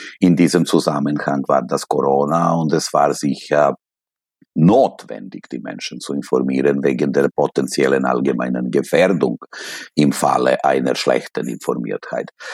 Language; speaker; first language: German; non-native, fluent; Serbian